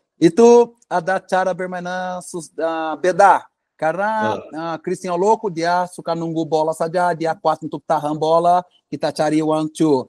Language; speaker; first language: Indonesian; non-native, fluent; Portuguese